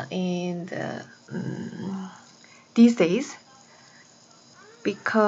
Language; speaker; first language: English; non-native, learner; Korean